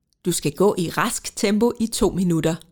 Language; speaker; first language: Danish; native; Danish